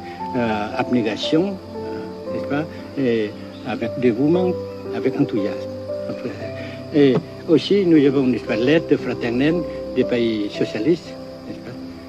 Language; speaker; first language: French; non-native, fluent; Vietnamese